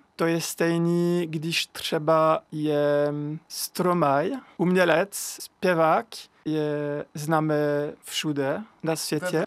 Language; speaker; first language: Czech; non-native, fluent; French